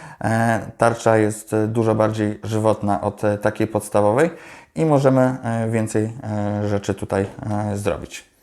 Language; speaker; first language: Polish; native; Polish